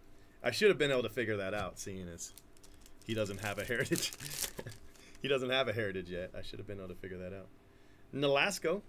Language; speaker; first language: English; native; English